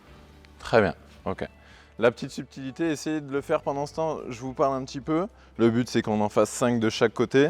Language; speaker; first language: French; native; French